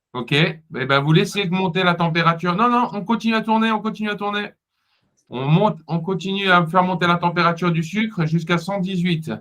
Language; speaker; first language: French; native; French